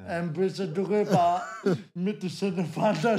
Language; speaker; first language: German; non-native, learner; Polish